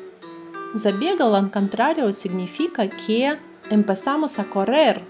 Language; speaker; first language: Spanish; non-native, fluent; Russian